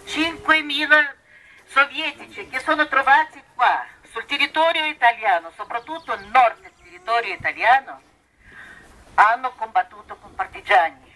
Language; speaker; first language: Italian; non-native, fluent; Russian